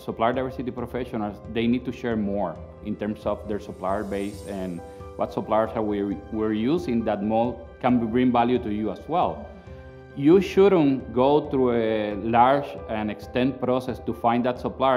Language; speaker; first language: English; non-native, local second language; Spanish